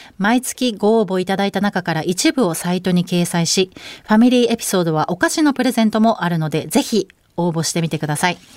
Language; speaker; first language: Japanese; native; Japanese